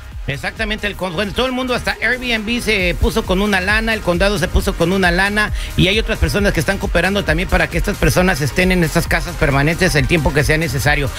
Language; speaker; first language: Spanish; early bilingual, heritage; Spanish